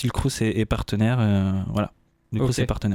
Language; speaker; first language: French; native; French